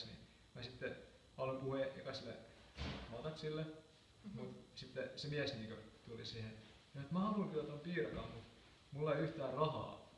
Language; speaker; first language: Finnish; native; Finnish